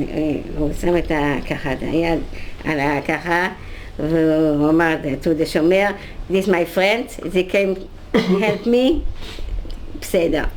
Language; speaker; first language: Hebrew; non-native, fluent; Dutch